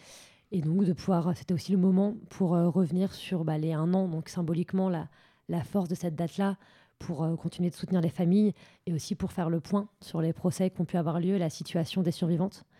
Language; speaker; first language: French; native; French